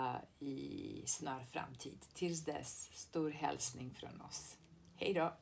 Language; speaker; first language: Swedish; non-native, fluent; Serbian